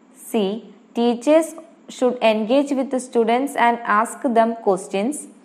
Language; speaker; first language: English; non-native, local second language; Malayalam